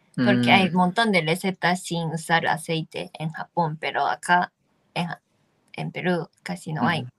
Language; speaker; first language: Spanish; non-native, fluent; Japanese